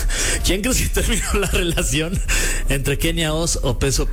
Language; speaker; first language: Spanish; native; Spanish